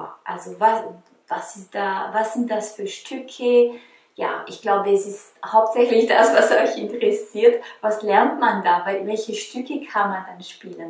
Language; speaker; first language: German; non-native, fluent; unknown